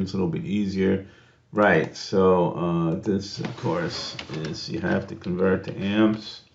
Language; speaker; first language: English; native; English